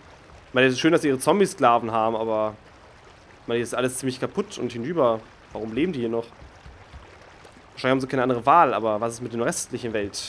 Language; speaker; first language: German; native; German